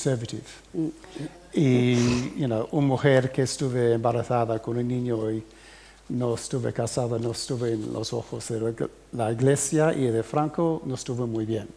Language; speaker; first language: Spanish; early bilingual, heritage; English